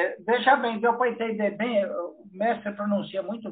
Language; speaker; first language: Spanish; non-native, learner; Portuguese